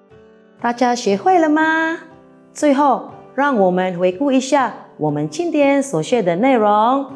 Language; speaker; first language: Chinese; non-native, fluent; Filipino